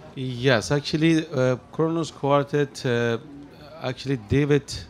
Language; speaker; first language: English; non-native, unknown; Persian